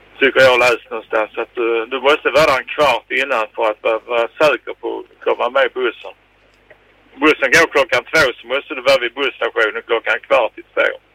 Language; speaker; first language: Swedish; native; Swedish